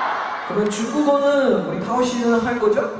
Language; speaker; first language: Korean; non-native, fluent; Chinese